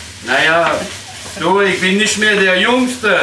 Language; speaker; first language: German; non-native, fluent; French